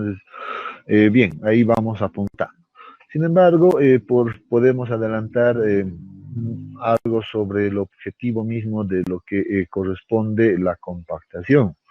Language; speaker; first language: Spanish; native; Spanish